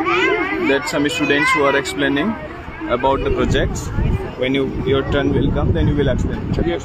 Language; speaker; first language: English; non-native, local second language; Hindi